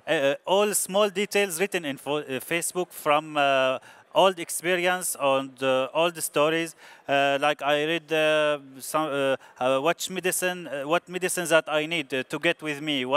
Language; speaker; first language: English; non-native, learner; Arabic